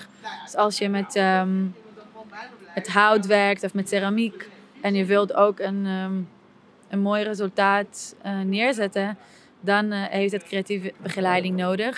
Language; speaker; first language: Dutch; non-native, fluent; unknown